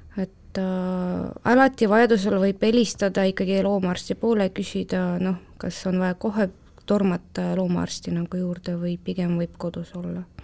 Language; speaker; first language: Estonian; non-native, local second language; Russian